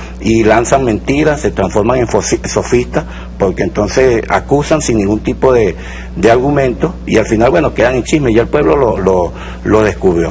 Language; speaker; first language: Spanish; native; Spanish